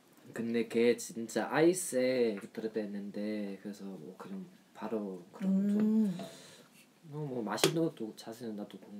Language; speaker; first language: Korean; non-native, learner; German